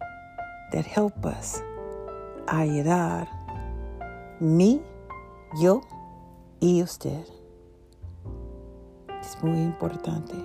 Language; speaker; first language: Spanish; non-native, learner; English